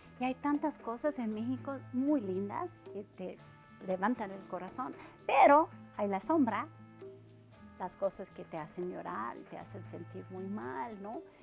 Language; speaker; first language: Spanish; early bilingual, heritage; Spanish